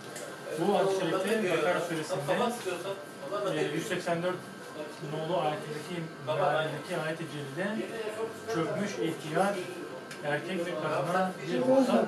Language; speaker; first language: Turkish; native; Turkish